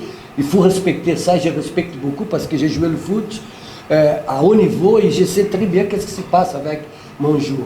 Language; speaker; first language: French; non-native, fluent; Portuguese